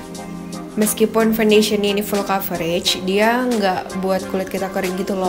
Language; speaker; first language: Indonesian; native; Indonesian